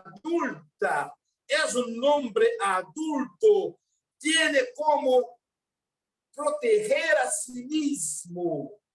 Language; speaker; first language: Spanish; non-native, learner; Portuguese